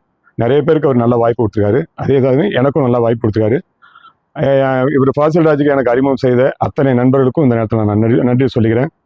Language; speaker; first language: Tamil; native; Tamil